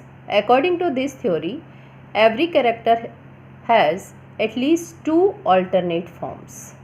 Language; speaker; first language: English; non-native, local second language; Gujarati